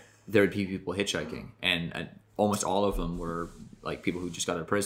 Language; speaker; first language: English; native; English